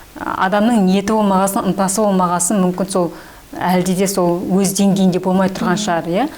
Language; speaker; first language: Kazakh; native; Kazakh